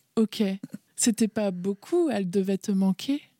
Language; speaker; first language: French; native; French